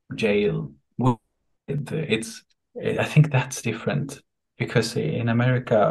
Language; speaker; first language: English; non-native, fluent; Swedish